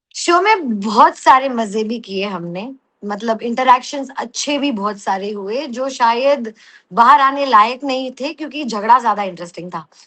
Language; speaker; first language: Hindi; non-native, local second language; Telugu